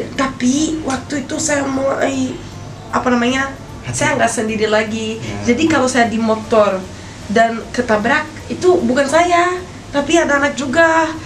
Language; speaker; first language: Indonesian; non-native, fluent; Portuguese